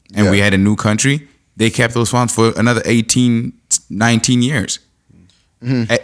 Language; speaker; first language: English; non-native, local second language; Shona